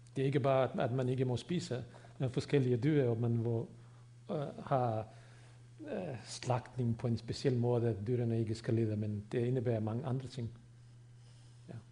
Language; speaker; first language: Danish; non-native, fluent; Bosnian